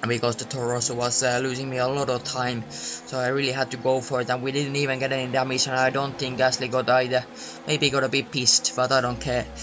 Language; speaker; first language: English; non-native, fluent; Finnish